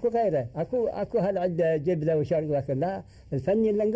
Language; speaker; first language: Arabic; native; Arabic